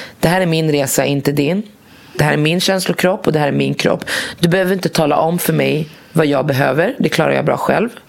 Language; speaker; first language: Swedish; early bilingual, other home language; Arabic